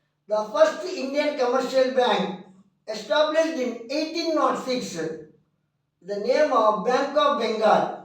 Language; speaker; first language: English; non-native, local second language; Telugu